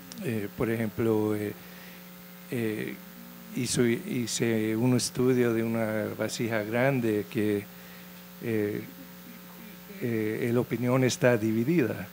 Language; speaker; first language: Spanish; non-native, fluent; English